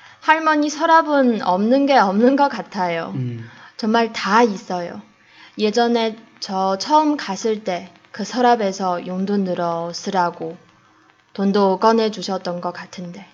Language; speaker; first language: Korean; non-native, fluent; Chinese